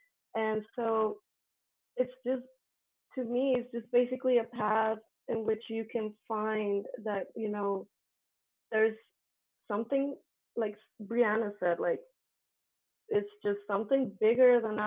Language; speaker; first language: English; non-native, fluent; Spanish